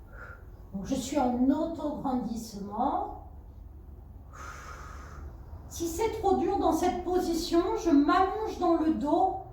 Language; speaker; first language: French; native; French